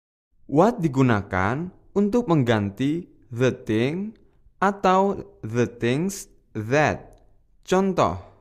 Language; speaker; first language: Indonesian; native; Indonesian